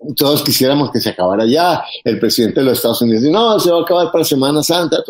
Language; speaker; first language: Spanish; native; Spanish